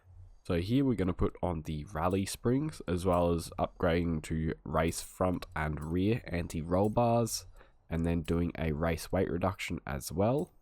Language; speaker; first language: English; native; English